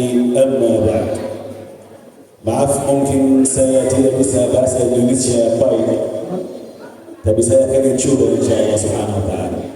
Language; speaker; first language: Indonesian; non-native, learner; Arabic